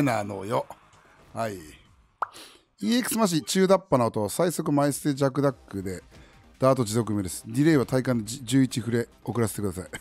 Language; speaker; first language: Japanese; native; Japanese